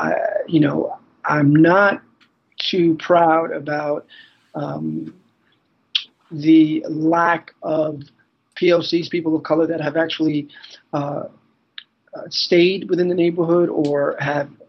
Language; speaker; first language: English; native; English